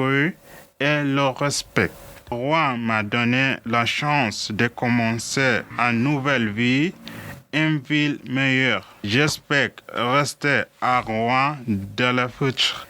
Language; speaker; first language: French; non-native, learner; Arabic